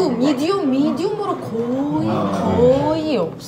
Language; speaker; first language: Korean; non-native, fluent; Arabic